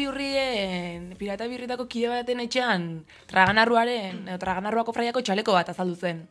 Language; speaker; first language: Basque; native; Basque